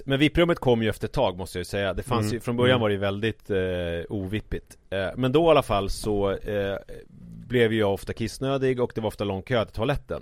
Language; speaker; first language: Swedish; native; Swedish